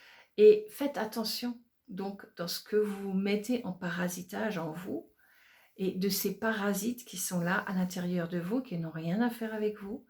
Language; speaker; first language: French; native; French